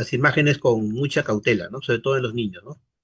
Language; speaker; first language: Spanish; native; Spanish